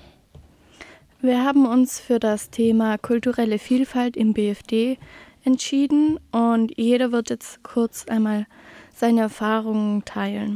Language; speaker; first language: German; native; German